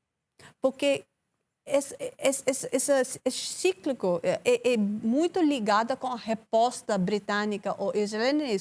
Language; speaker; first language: Portuguese; non-native, learner; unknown